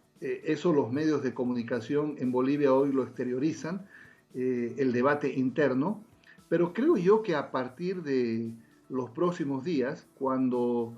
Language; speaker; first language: Spanish; native; Spanish